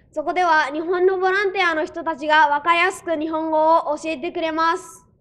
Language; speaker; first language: Japanese; early bilingual, other home language; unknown